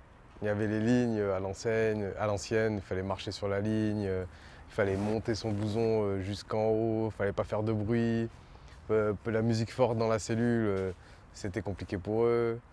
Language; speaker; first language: French; native; French